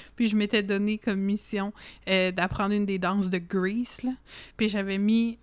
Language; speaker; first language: French; native; French